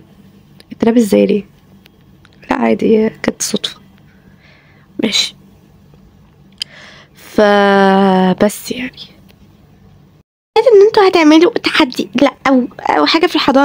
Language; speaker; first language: Arabic; native; Arabic